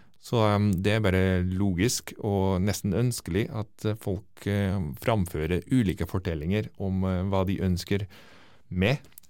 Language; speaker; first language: Norwegian; non-native, fluent; Dutch